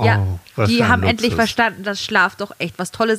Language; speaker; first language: German; native; German